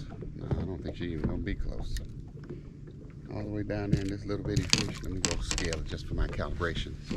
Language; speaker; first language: English; native; English